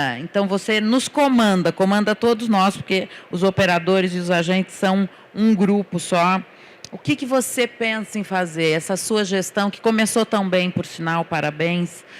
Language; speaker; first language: Portuguese; native; Portuguese